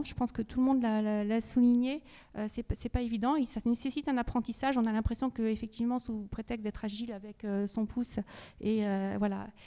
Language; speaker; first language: French; native; French